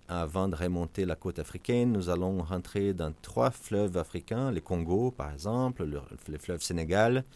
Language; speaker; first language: French; non-native, fluent; Portuguese